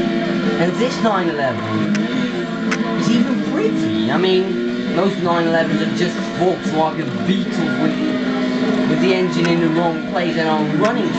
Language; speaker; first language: English; non-native, fluent; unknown